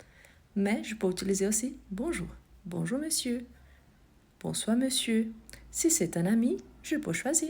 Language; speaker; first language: French; non-native, fluent; Portuguese